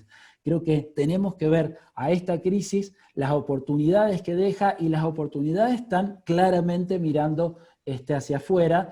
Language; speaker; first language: Spanish; native; Spanish